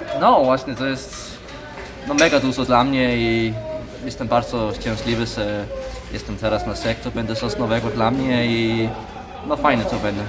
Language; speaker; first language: Polish; non-native, learner; Danish